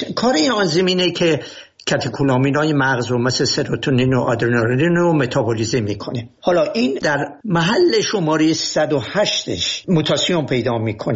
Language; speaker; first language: Persian; native; Persian